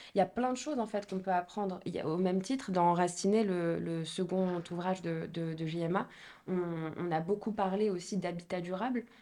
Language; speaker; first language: French; non-native, local second language; Arabic